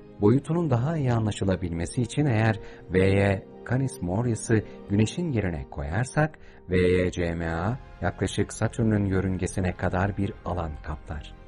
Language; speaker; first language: Turkish; native; Turkish